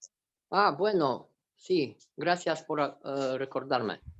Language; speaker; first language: Spanish; non-native, fluent; Romanian